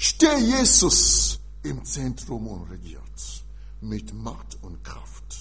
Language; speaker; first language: German; non-native, fluent; French